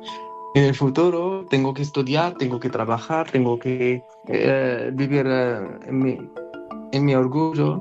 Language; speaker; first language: Spanish; non-native, learner; Arabic